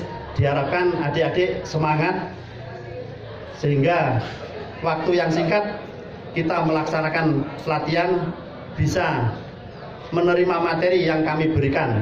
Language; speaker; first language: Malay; non-native, local second language; Javanese